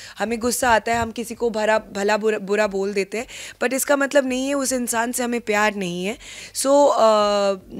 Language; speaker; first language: Hindi; non-native, local second language; Bangla